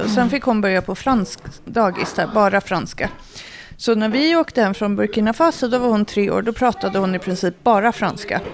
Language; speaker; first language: Swedish; native; Swedish